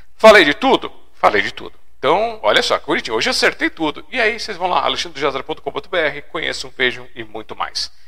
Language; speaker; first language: Portuguese; native; Portuguese